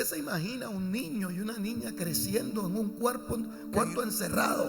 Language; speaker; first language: Spanish; native; Spanish